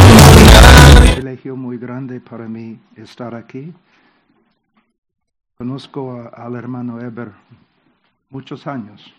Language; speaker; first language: Spanish; non-native, fluent; English